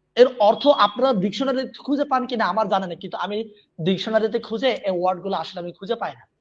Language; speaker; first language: Bangla; non-native, local second language; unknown